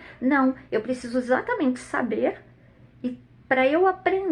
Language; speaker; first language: Portuguese; native; Portuguese